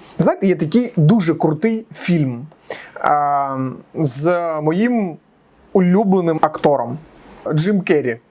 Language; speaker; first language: Ukrainian; native; Ukrainian